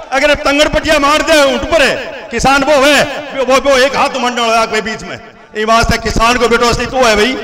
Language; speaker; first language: Hindi; native; Hindi